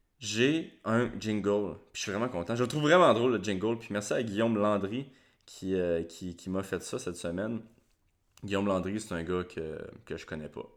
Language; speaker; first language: French; native; French